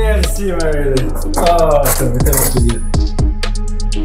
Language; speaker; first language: French; non-native, fluent; Dutch